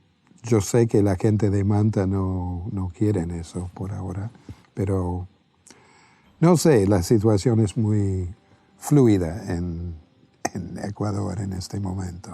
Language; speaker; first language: Spanish; non-native, fluent; English